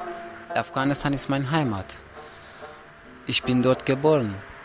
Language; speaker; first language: German; non-native, learner; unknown